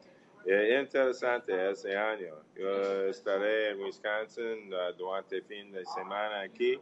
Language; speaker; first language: Portuguese; non-native, learner; English